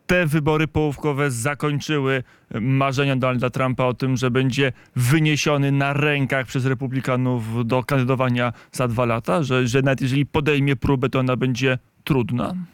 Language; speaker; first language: Polish; native; Polish